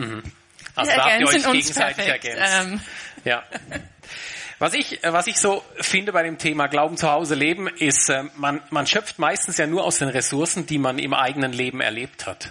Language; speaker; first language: German; native; German